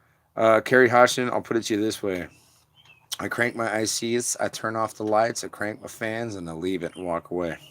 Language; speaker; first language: English; native; English